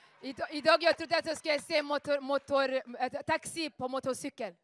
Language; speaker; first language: Swedish; non-native, fluent; Rundi